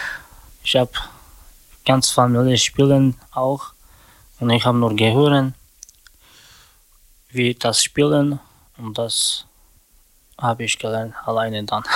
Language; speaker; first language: German; non-native, learner; Slovak